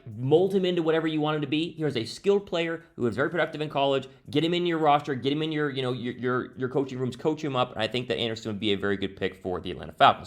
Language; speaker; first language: English; native; English